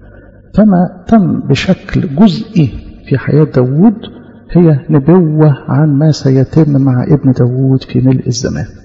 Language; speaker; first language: Arabic; native; Arabic